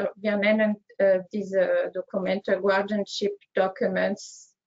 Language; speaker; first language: German; non-native, learner; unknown